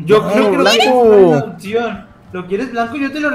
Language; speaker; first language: Spanish; native; Spanish